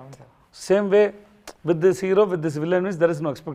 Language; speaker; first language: Telugu; non-native, learner; Tamil